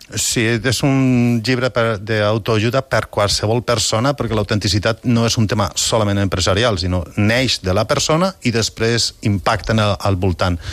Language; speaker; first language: Catalan; non-native, local second language; Spanish